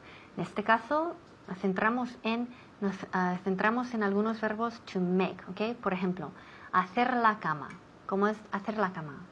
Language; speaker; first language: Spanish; non-native, fluent; English